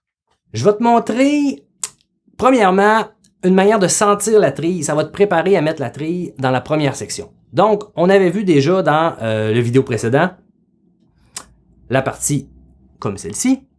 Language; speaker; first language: French; native; French